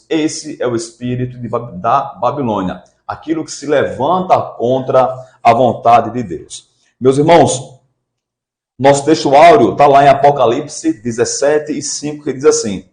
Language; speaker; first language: Portuguese; native; Portuguese